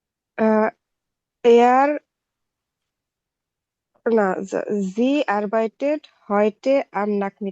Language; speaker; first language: German; non-native, learner; Bangla